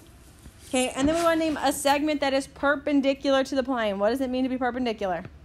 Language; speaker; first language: English; native; English